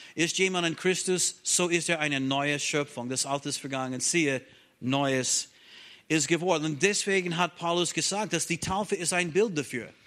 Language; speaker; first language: German; non-native, fluent; English